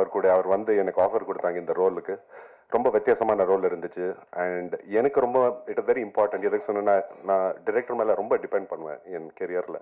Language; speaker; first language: Tamil; non-native, local second language; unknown